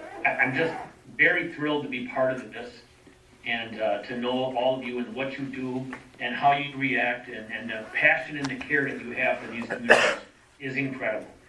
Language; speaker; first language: English; native; English